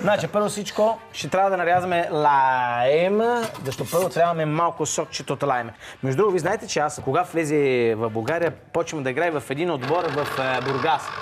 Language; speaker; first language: Bulgarian; non-native, fluent; Italian